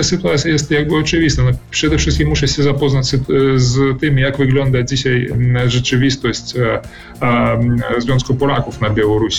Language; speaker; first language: Polish; early bilingual, heritage; Polish